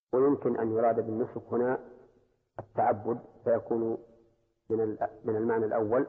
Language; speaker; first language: Arabic; native; Arabic